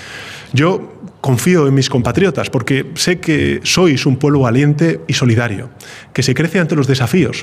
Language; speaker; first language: Spanish; native; Spanish